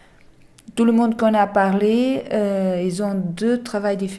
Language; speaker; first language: French; non-native, learner; Portuguese